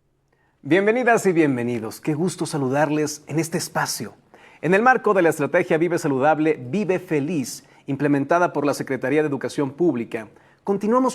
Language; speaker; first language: Spanish; native; Spanish